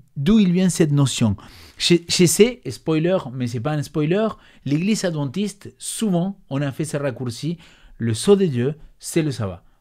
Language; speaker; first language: French; non-native, fluent; Spanish